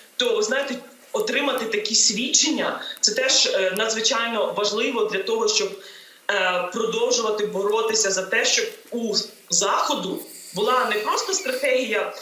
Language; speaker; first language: Ukrainian; native; Ukrainian